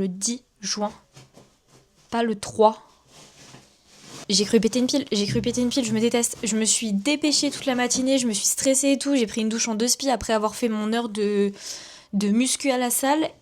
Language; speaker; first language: French; native; French